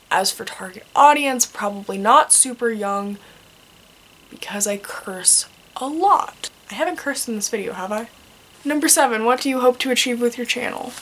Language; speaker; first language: English; native; English